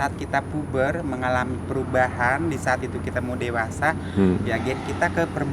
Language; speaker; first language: Indonesian; native; Indonesian